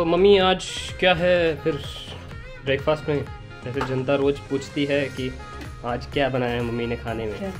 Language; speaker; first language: Hindi; native; Hindi